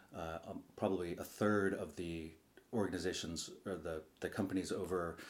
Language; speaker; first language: English; native; English